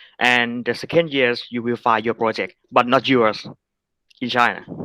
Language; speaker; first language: English; non-native, learner; Thai